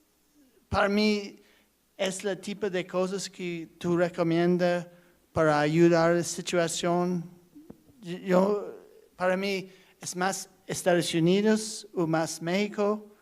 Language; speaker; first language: Spanish; non-native, learner; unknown